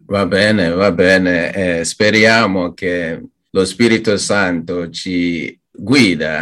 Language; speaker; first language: Italian; non-native, learner; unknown